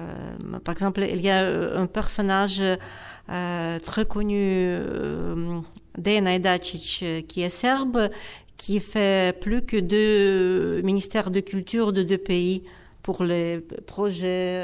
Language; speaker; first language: French; non-native, fluent; Ukrainian